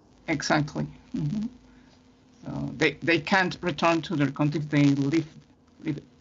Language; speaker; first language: English; non-native, fluent; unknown